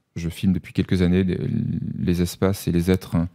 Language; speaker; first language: French; native; French